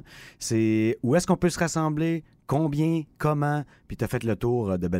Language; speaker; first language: French; native; French